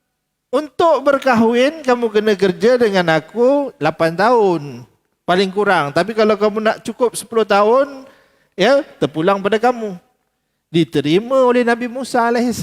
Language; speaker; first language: Malay; native; Malay